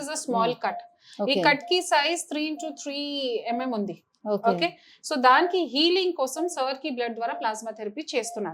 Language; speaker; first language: Telugu; non-native, fluent; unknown